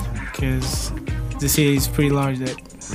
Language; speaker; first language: English; non-native, fluent; Portuguese